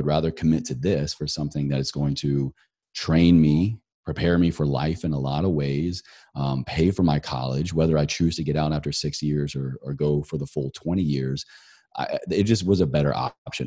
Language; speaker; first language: English; native; English